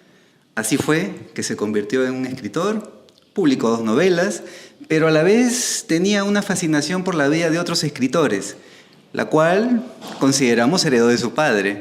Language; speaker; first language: Spanish; native; Spanish